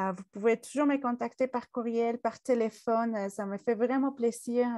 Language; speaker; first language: French; non-native, fluent; Spanish